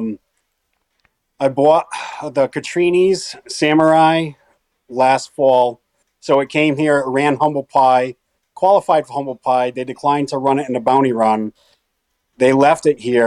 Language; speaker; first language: English; native; English